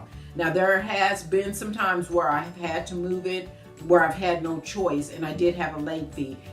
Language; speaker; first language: English; native; English